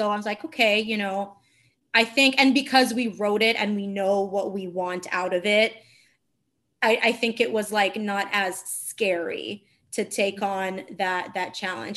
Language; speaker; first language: English; non-native, fluent; Italian